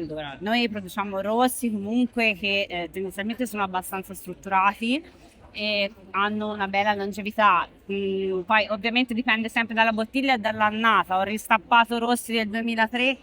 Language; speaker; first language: Italian; native; Italian